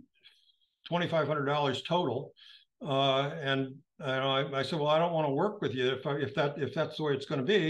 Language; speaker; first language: English; native; English